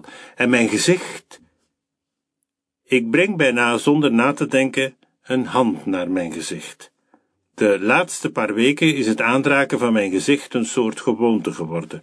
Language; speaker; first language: Dutch; native; Dutch